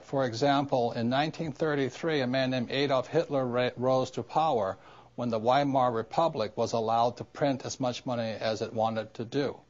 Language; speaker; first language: English; native; English